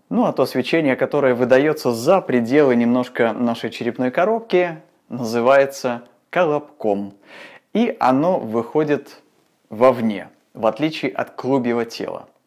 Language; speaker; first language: Russian; native; Russian